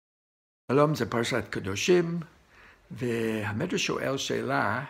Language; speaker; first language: Hebrew; non-native, fluent; English